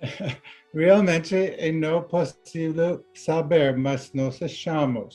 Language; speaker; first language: Portuguese; non-native, learner; English